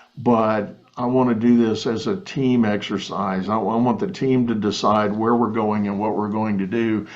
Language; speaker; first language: English; native; English